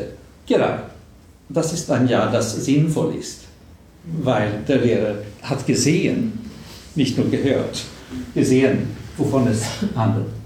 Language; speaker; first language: German; non-native, fluent; Swedish